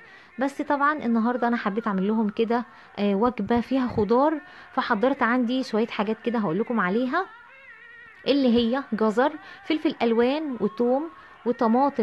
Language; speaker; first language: Arabic; native; Arabic